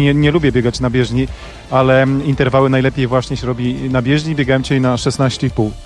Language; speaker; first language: Polish; native; Polish